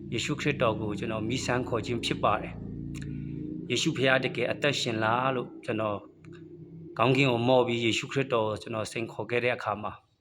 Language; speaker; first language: Burmese; non-native, local second language; Shwe Palaung